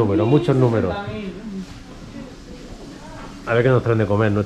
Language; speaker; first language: Spanish; native; Spanish